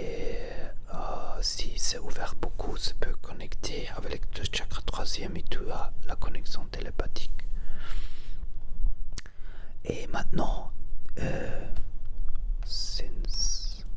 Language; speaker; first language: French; non-native, learner; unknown